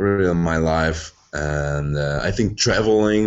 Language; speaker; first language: English; non-native, fluent; Hungarian